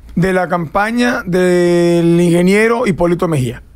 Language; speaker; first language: Spanish; native; Spanish